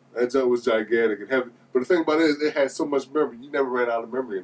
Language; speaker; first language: English; native; English